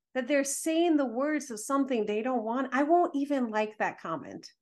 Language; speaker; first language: English; early bilingual, other home language; Spanish